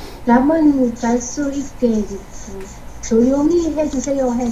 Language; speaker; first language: Korean; non-native, learner; Vietnamese